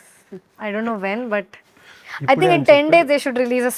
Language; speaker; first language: Telugu; non-native, learner; Hindi